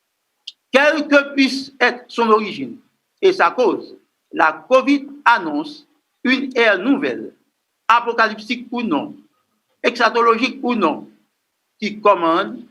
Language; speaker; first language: French; non-native, local second language; Haitian Creole